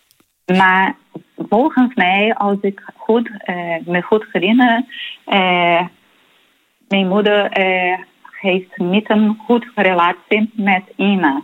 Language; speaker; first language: Dutch; non-native, fluent; Portuguese